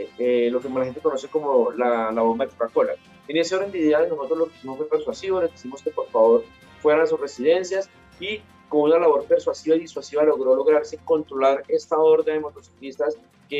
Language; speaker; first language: Spanish; native; Spanish